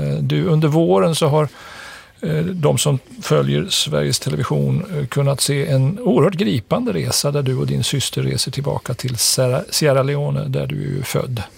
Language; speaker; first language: Swedish; native; Swedish